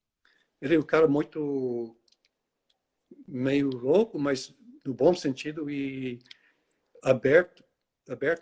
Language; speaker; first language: Portuguese; non-native, fluent; English